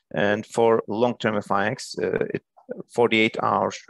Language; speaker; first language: English; non-native, fluent; Turkish